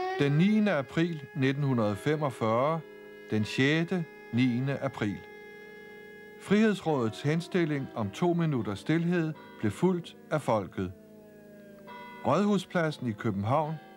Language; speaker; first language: Danish; native; Danish